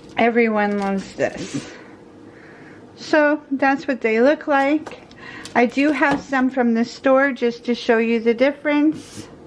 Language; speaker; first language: English; native; English